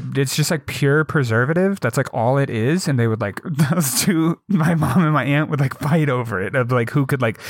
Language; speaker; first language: English; native; English